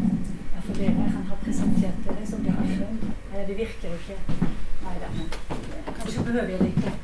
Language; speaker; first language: Norwegian; non-native, fluent; French